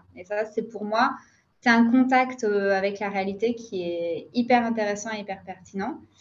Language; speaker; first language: French; native; French